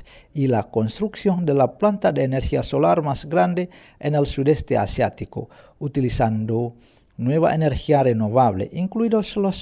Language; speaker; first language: Spanish; non-native, fluent; Indonesian